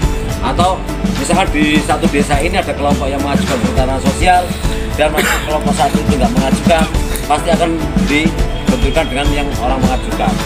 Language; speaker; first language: Indonesian; native; Indonesian